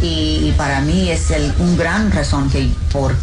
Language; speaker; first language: Spanish; early bilingual, heritage; English